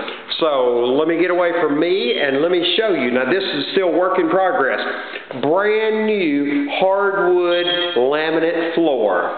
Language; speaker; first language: English; native; English